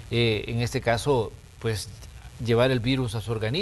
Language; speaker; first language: Spanish; native; Spanish